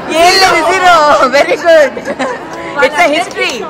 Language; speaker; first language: Telugu; native; Telugu